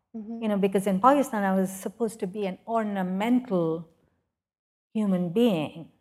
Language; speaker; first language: English; non-native, local second language; Urdu